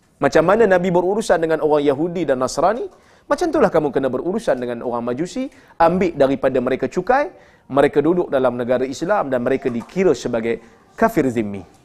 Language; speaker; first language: Malay; native; Malay